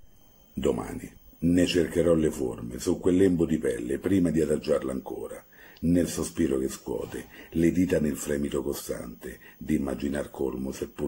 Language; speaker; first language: Italian; native; Italian